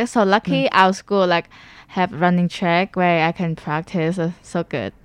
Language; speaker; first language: English; non-native, learner; Vietnamese